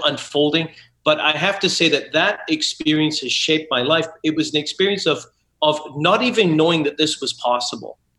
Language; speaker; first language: English; native; English